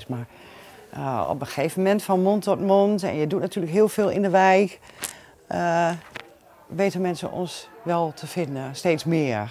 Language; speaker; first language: Dutch; native; Dutch